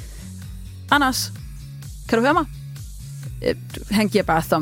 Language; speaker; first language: Danish; native; Danish